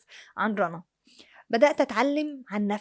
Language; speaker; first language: Arabic; native; Arabic